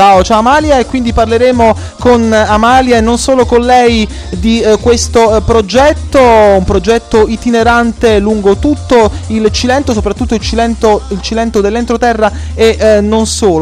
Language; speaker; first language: Italian; native; Italian